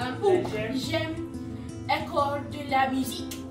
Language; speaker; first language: French; non-native, learner; English